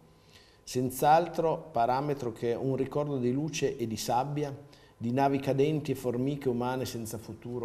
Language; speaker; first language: Italian; native; Italian